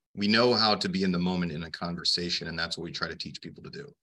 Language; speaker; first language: English; native; English